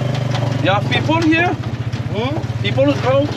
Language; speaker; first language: English; non-native, learner; French